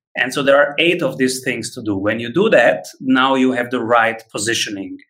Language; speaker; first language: English; non-native, fluent; Italian